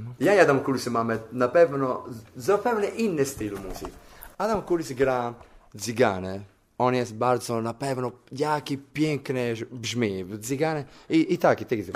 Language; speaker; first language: Polish; non-native, learner; Italian